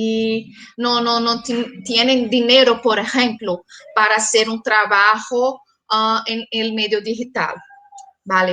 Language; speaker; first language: Spanish; non-native, fluent; Portuguese